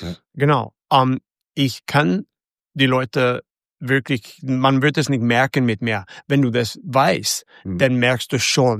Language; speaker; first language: German; non-native, fluent; English